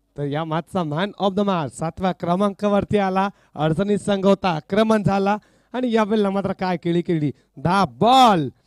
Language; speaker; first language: Marathi; native; Marathi